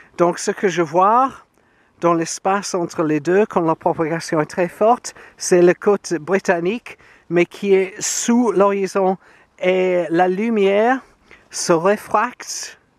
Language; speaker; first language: French; non-native, fluent; English